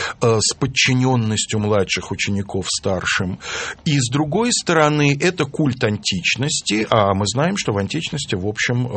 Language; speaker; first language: Russian; native; Russian